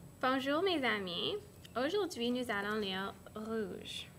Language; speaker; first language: French; non-native, learner; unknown